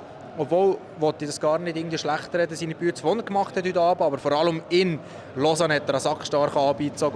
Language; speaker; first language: German; native; German